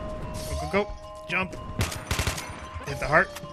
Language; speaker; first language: English; native; English